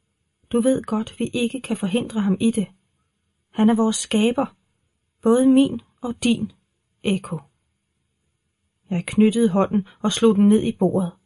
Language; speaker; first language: Danish; native; Danish